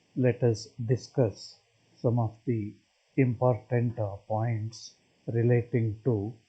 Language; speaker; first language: English; non-native, local second language; Kannada